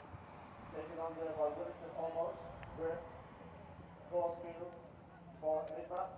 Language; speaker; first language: English; native; English